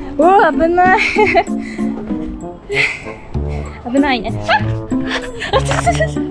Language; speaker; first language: Japanese; native; Japanese